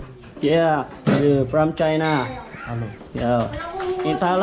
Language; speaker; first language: English; non-native, local second language; Filipino